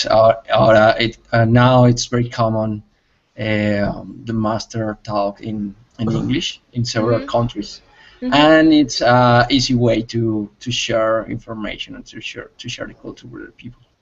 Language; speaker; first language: English; non-native, learner; Spanish